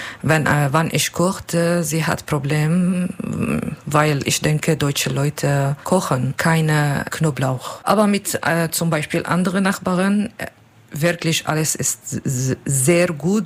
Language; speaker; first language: German; non-native, learner; Turkish